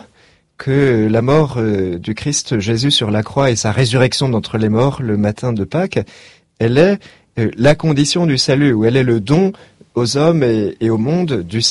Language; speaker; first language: French; native; French